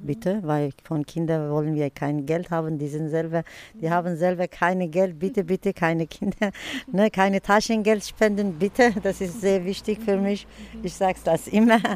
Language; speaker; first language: German; early bilingual, other home language; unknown